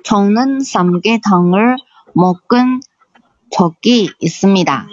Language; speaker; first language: Korean; non-native, learner; Chinese